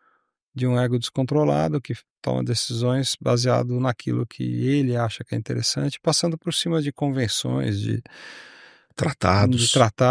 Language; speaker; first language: Portuguese; native; Portuguese